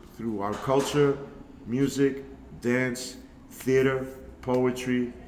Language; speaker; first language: English; early bilingual, other home language; Spanish